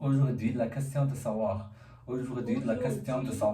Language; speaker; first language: French; non-native, learner; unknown